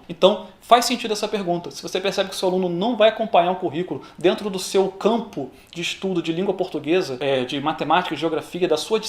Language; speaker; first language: Portuguese; native; Portuguese